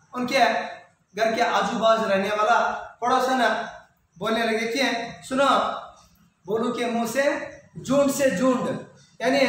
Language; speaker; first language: Hindi; non-native, local second language; Kannada